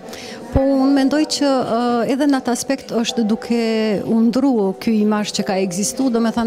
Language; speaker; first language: Albanian; native; Albanian